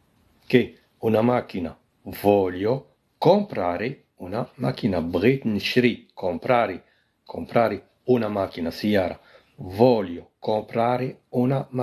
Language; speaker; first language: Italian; non-native, fluent; Arabic